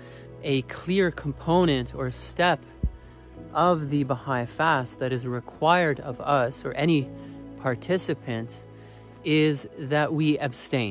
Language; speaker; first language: English; native; English